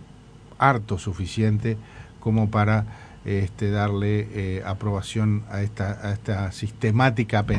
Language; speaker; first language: Spanish; native; Spanish